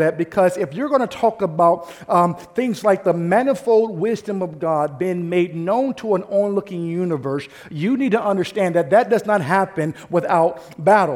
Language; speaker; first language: English; native; English